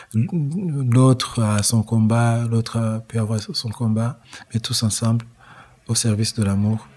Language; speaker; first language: French; non-native, local second language; Kinyarwanda